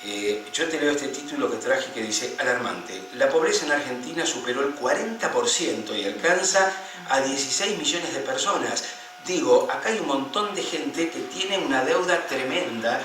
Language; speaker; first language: Spanish; native; Spanish